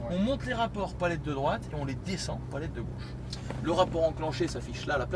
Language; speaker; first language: French; native; French